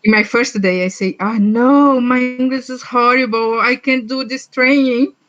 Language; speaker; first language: English; non-native, learner; Portuguese